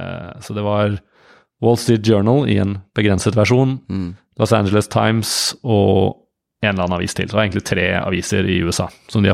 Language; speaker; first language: Norwegian; native; Norwegian